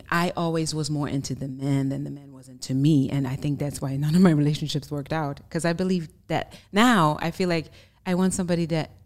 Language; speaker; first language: English; non-native, fluent; German